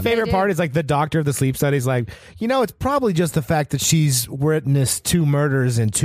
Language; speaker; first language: English; native; English